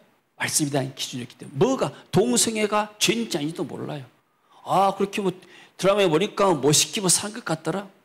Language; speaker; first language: Korean; native; Korean